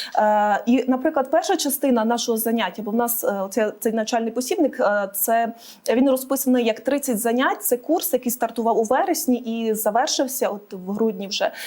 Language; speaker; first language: Ukrainian; native; Ukrainian